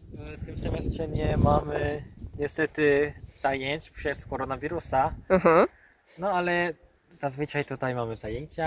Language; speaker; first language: Polish; non-native, learner; Korean